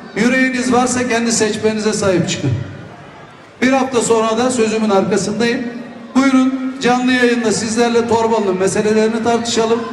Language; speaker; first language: Turkish; native; Turkish